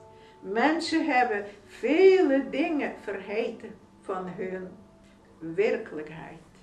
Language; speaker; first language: Dutch; non-native, fluent; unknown